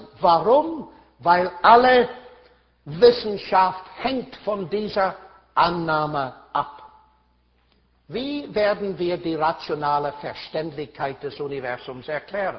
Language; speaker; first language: German; non-native, fluent; English